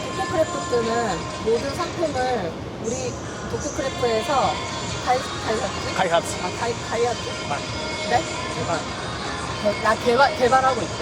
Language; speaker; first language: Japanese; non-native, fluent; Korean